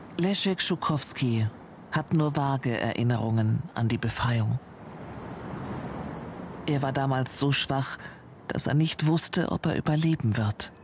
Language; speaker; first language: German; native; German